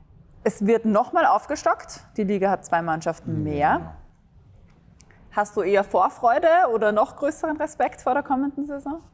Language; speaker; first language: German; native; German